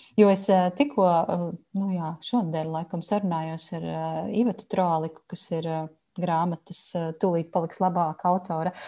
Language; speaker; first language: Latvian; native; Latvian